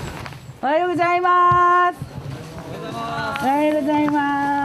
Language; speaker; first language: Japanese; non-native, fluent; Korean